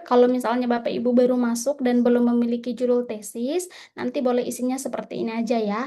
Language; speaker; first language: Indonesian; native; Indonesian